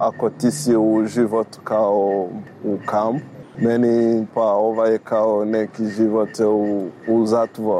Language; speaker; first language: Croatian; non-native, learner; Rundi